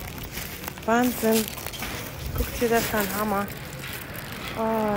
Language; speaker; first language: German; non-native, fluent; Latvian